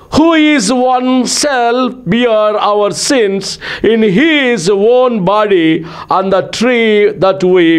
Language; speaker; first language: English; non-native, local second language; Telugu